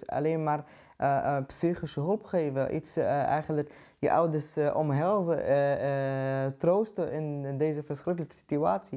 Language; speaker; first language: Dutch; non-native, fluent; Arabic